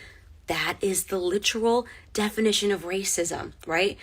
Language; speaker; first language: English; native; English